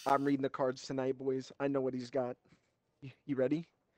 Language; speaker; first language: English; native; English